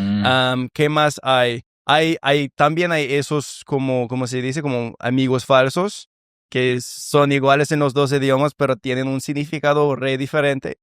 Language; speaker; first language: Spanish; non-native, fluent; English